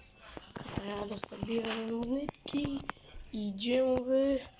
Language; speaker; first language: Bulgarian; native; Bulgarian